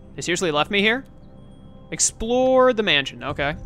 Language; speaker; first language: English; native; English